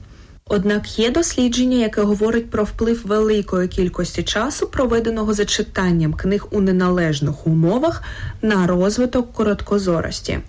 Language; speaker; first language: Ukrainian; native; Ukrainian